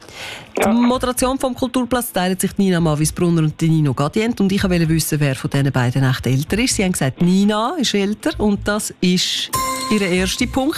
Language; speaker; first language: German; native; German